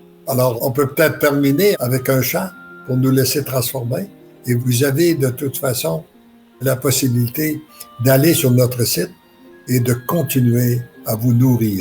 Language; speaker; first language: French; native; French